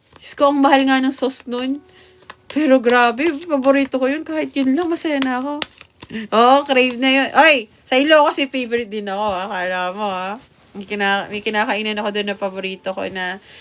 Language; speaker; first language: Filipino; non-native, local second language; Bikol